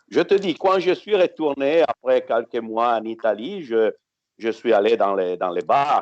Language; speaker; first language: French; non-native, fluent; Italian